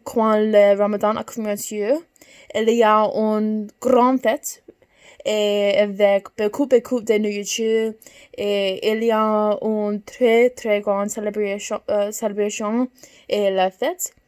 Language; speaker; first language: French; non-native, learner; English